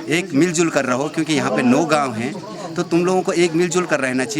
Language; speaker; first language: Hindi; native; Hindi